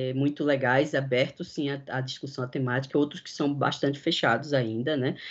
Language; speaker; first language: Portuguese; native; Portuguese